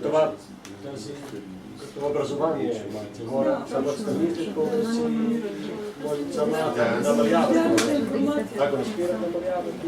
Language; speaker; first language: Bulgarian; non-native, learner; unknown